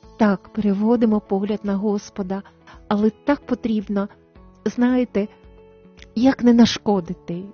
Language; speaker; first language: Ukrainian; native; Ukrainian